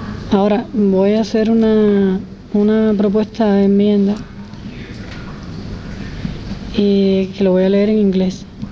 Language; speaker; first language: Spanish; native; Spanish